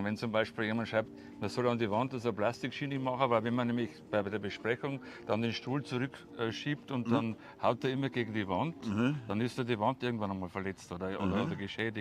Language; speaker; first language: German; native; German